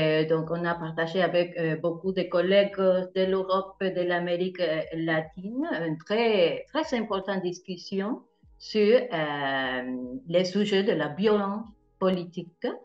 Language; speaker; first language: French; non-native, fluent; Spanish